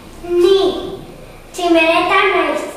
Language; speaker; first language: Basque; non-native, local second language; Spanish